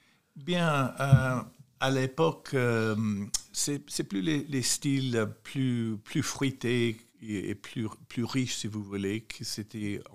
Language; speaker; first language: French; non-native, fluent; English